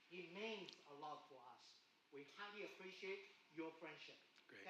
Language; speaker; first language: English; non-native, fluent; Chinese